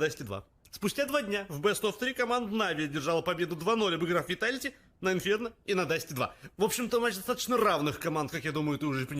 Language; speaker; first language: Russian; native; Russian